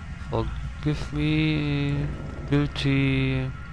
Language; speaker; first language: English; non-native, learner; German